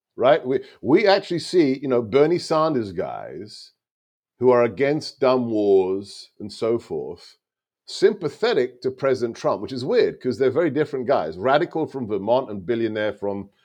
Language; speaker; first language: English; non-native, local second language; Hungarian